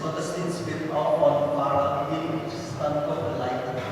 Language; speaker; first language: German; non-native, learner; Indonesian